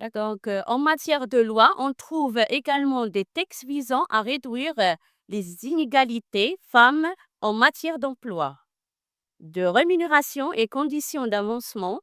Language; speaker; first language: French; non-native, learner; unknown